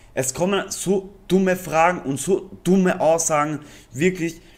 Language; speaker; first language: German; native; German